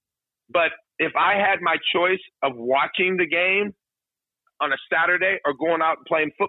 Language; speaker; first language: English; native; English